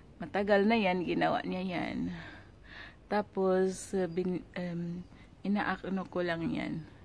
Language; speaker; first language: Filipino; non-native, local second language; Cebuano